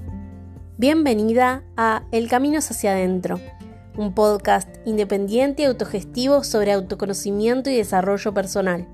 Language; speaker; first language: Spanish; native; Spanish